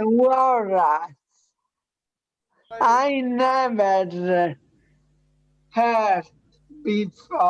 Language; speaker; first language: English; non-native, learner; Italian